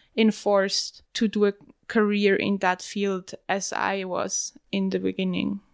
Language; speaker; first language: English; non-native, fluent; German